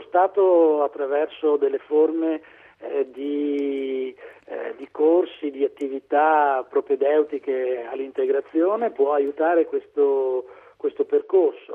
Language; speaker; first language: Italian; native; Italian